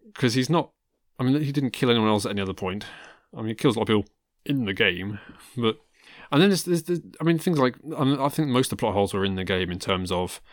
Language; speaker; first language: English; native; English